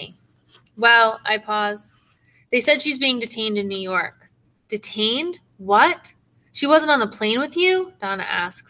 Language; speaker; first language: English; native; English